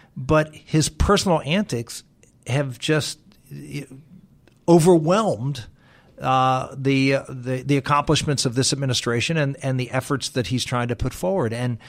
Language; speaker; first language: English; native; English